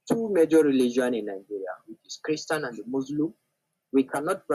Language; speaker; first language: English; non-native, local second language; Hausa